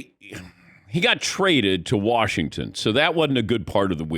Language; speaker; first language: English; native; English